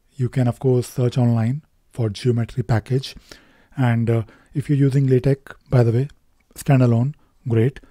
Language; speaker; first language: English; non-native, local second language; Hindi